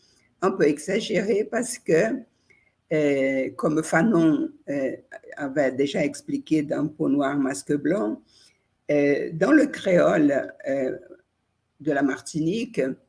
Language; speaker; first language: French; non-native, fluent; Portuguese